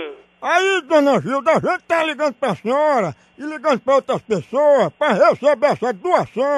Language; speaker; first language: Portuguese; native; Portuguese